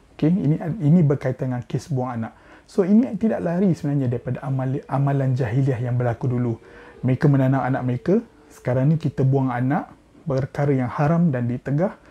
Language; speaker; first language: Malay; native; Malay